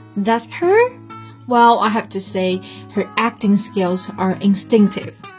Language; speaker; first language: English; non-native, fluent; Chinese